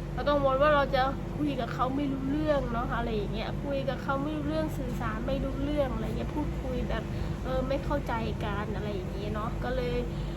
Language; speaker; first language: Thai; non-native, fluent; Burmese